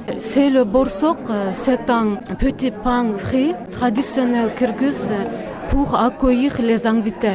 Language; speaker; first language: French; non-native, learner; Kyrgyz